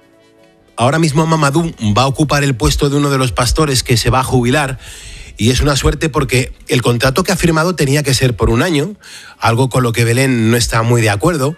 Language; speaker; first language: Spanish; native; Spanish